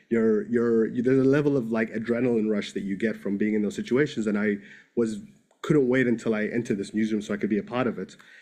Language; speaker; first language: English; native; English